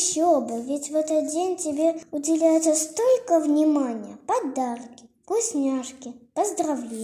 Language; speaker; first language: Russian; native; Russian